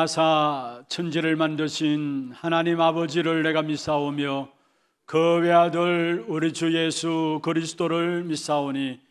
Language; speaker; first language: Korean; native; Korean